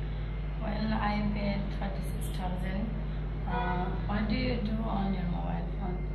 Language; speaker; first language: English; non-native, learner; Nepali